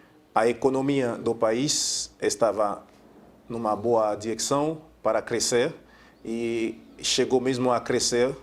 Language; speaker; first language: Portuguese; non-native, fluent; Haitian Creole